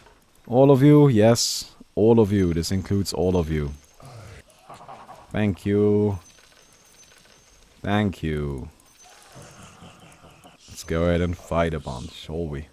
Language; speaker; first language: English; non-native, fluent; German